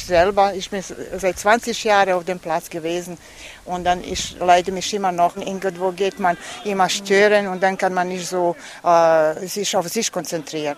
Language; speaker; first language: German; non-native, learner; Serbian